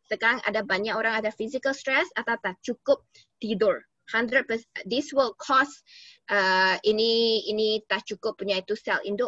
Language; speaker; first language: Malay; non-native, local second language; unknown